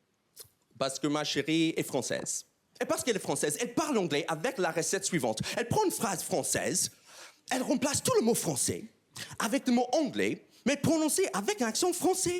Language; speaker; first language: French; non-native, fluent; English